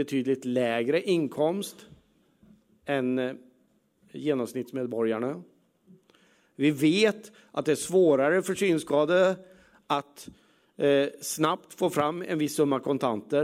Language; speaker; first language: Swedish; native; Swedish